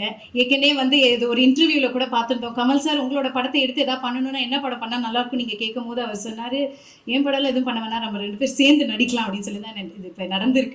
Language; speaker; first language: Tamil; native; Tamil